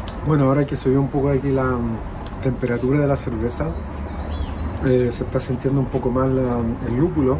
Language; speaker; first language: Spanish; native; Spanish